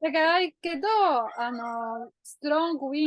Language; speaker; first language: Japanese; non-native, learner; Polish